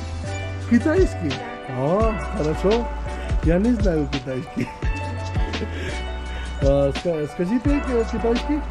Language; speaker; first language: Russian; non-native, learner; Hindi